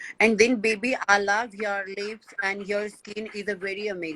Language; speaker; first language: English; non-native, learner; Hindi